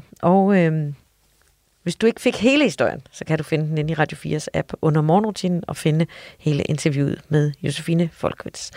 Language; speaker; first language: Danish; native; Danish